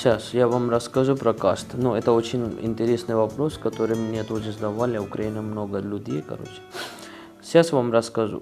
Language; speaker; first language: Russian; non-native, learner; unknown